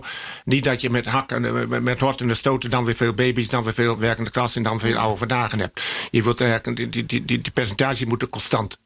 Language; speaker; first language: Dutch; native; Dutch